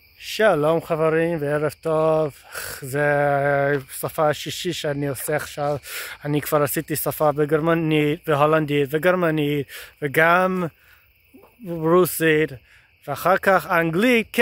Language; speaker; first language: Hebrew; non-native, fluent; English